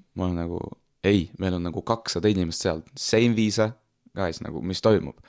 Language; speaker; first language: Estonian; non-native, local second language; Russian